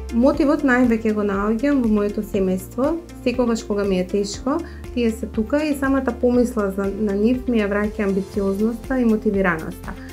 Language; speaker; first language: Macedonian; early bilingual, other home language; Croatian